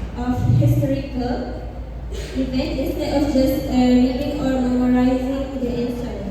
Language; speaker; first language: English; non-native, learner; Malay